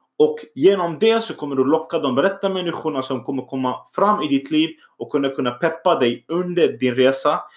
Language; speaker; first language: Swedish; early bilingual, other home language; Arabic